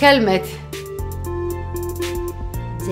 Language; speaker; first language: English; non-native, fluent; Greek